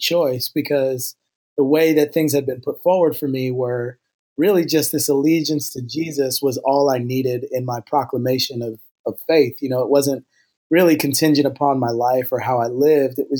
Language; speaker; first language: English; native; English